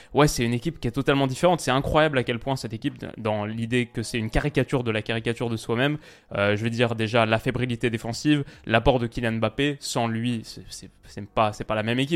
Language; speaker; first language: French; native; French